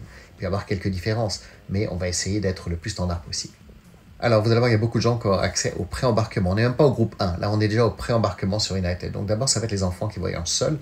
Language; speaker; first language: French; native; French